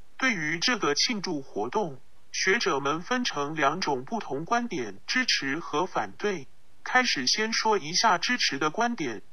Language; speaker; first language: Chinese; non-native, local second language; Cantonese